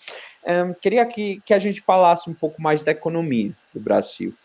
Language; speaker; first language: Portuguese; non-native, fluent; Spanish